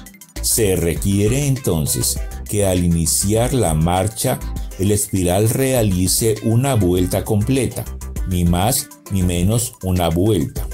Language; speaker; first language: Spanish; native; Spanish